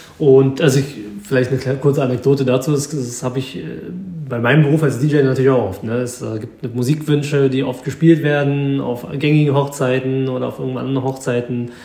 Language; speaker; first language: German; early bilingual, other home language; Vietnamese